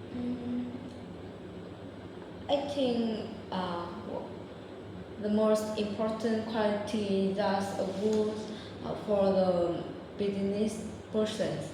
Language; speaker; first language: English; non-native, learner; Vietnamese